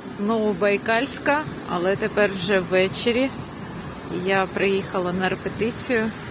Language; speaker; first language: Ukrainian; native; Ukrainian